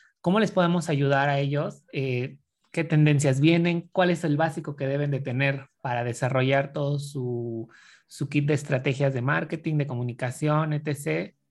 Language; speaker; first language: Spanish; native; Spanish